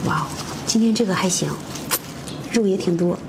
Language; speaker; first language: Chinese; native; Chinese